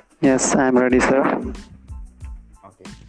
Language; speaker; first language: English; non-native, learner; Hindi